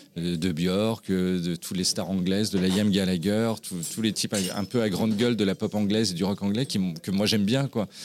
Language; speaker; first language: French; native; French